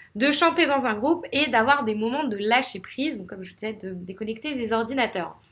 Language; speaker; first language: French; native; French